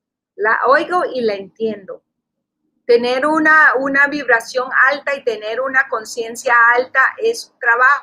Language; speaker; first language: Spanish; early bilingual, heritage; Spanish